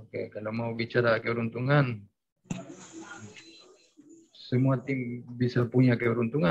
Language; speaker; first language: Indonesian; non-native, fluent; Spanish